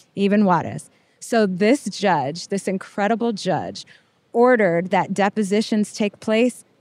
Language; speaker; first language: English; native; English